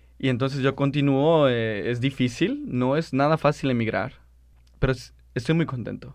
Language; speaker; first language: Spanish; native; Spanish